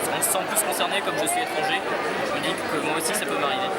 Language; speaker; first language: French; native; French